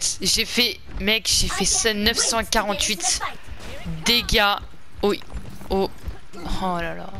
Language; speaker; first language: French; native; French